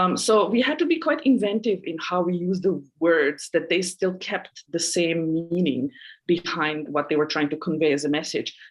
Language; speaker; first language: English; non-native, fluent; Slovenian